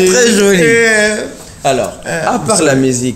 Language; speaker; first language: French; non-native, local second language; Rundi